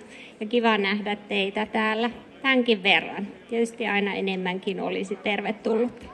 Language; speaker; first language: Finnish; native; Finnish